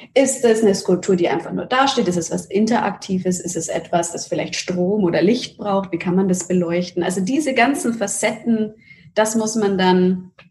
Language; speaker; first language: German; native; German